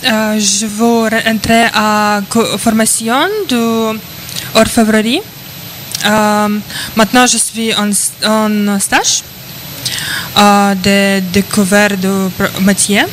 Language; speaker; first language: French; non-native, learner; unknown